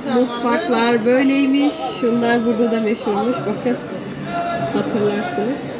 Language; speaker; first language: Turkish; native; Turkish